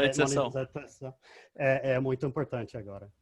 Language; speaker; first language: Portuguese; non-native, fluent; English